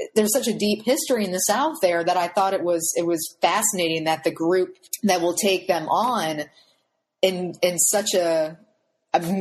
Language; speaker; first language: English; native; English